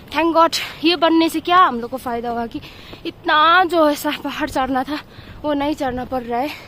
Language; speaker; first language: Hindi; non-native, local second language; Nepali